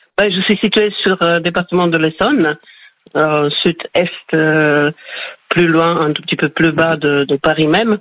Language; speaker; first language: French; non-native, fluent; Slovak